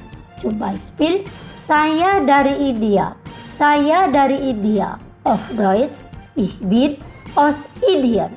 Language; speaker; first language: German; non-native, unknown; Indonesian